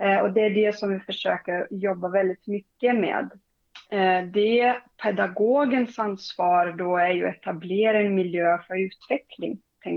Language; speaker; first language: Swedish; non-native, fluent; Portuguese